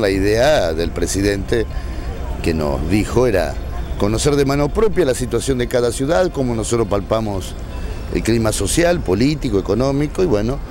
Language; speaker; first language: Spanish; native; Spanish